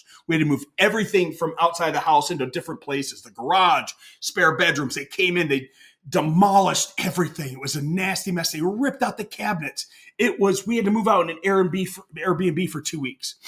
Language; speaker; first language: English; native; English